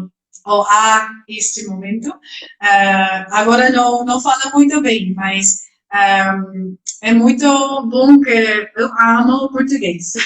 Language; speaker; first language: Portuguese; non-native, learner; Dutch